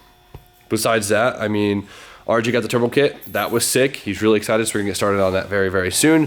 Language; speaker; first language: English; native; English